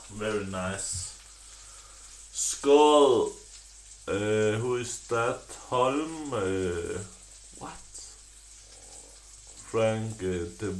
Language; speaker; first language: English; non-native, learner; Danish